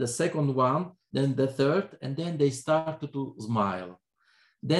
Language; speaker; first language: English; non-native, learner; Italian